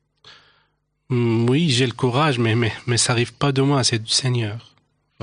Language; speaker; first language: French; non-native, local second language; Arabic